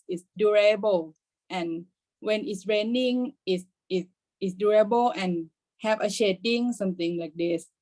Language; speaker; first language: English; non-native, learner; Thai